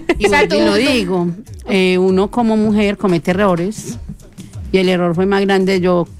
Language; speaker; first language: Spanish; native; Spanish